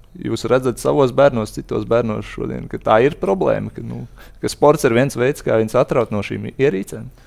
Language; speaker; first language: Latvian; native; Latvian